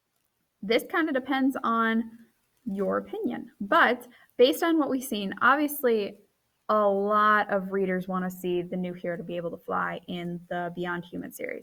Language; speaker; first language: English; native; English